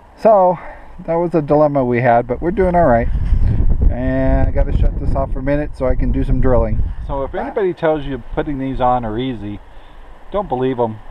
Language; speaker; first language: English; native; English